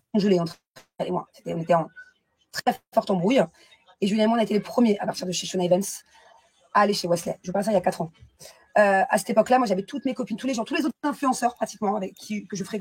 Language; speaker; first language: French; native; French